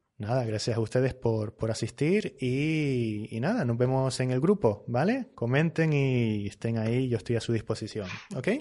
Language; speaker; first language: Spanish; native; Spanish